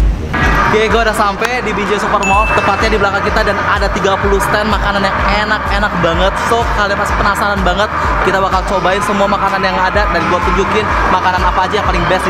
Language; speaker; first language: Indonesian; native; Indonesian